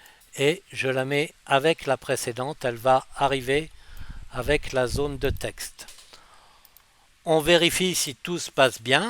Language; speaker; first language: French; native; French